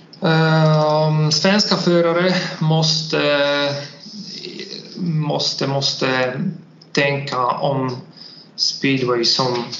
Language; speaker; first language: Swedish; non-native, learner; Polish